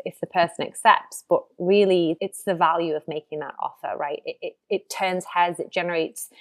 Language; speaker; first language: English; native; English